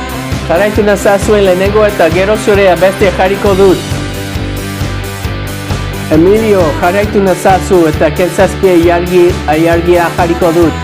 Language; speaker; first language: Basque; non-native, learner; English